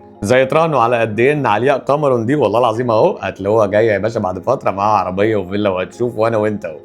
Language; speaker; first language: Arabic; native; Arabic